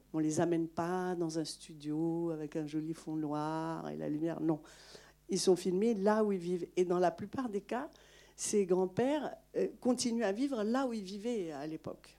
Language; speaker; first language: French; non-native, local second language; Malagasy